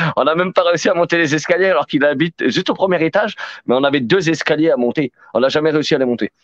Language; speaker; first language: French; native; French